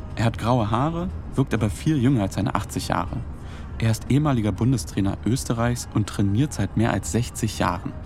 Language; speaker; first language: German; native; German